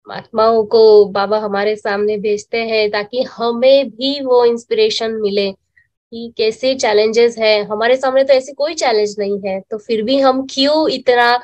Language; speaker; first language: Hindi; non-native, local second language; Marathi